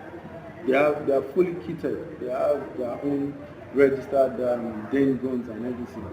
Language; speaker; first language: English; non-native, local second language; Yoruba